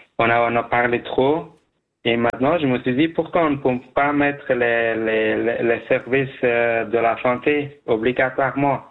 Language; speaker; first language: French; non-native, learner; Persian